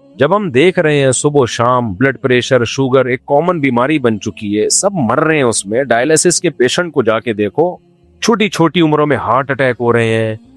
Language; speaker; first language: Urdu; native; Urdu